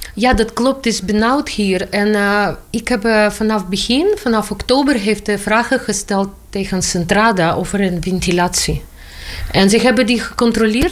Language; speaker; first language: Dutch; non-native, learner; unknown